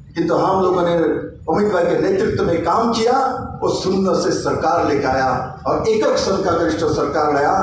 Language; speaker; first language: Hindi; non-native, local second language; Bangla